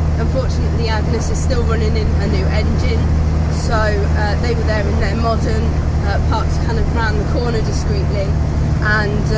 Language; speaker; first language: English; native; English